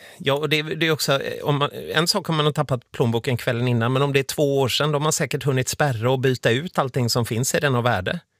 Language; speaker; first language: Swedish; native; Swedish